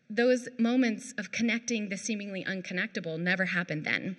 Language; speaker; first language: English; native; English